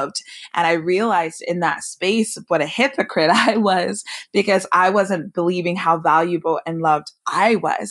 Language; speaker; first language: English; native; English